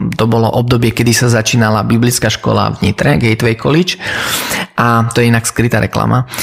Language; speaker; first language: Slovak; early bilingual, heritage; Slovak